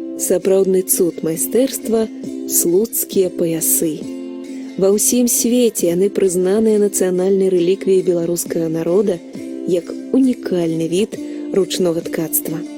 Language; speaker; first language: Belarusian; native; Belarusian